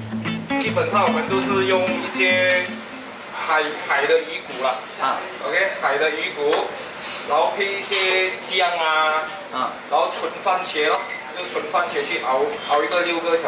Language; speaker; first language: Chinese; native; Chinese